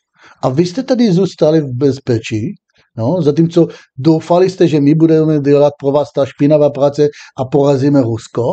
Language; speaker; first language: Czech; non-native, fluent; Hebrew